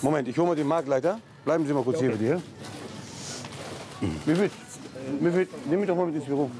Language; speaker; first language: German; native; German